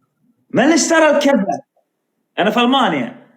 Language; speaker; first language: Arabic; native; Arabic